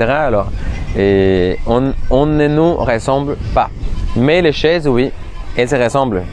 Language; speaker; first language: French; non-native, fluent; Spanish